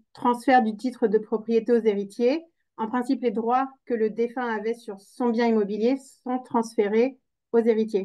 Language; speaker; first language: French; native; French